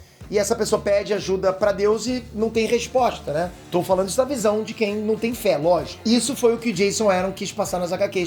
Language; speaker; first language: Portuguese; native; Portuguese